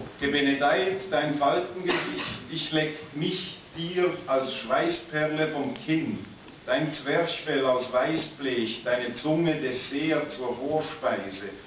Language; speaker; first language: German; native; German